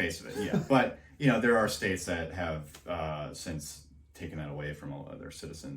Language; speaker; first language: English; native; English